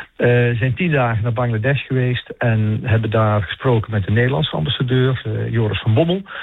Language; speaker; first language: Dutch; native; Dutch